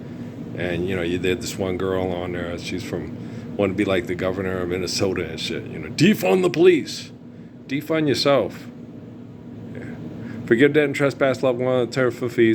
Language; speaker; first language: English; native; English